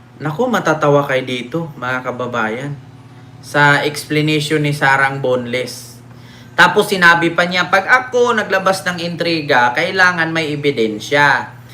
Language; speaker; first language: Filipino; non-native, local second language; Cebuano